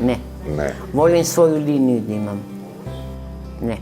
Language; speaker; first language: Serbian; early bilingual, other home language; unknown